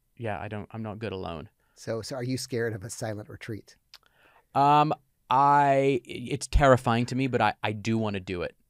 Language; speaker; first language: English; native; English